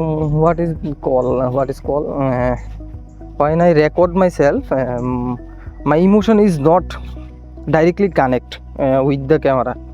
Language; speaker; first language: English; non-native, learner; Hindi